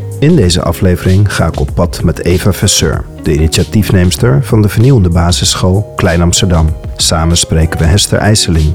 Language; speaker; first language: Dutch; native; Dutch